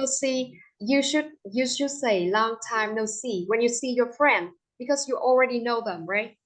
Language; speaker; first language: English; non-native, fluent; Vietnamese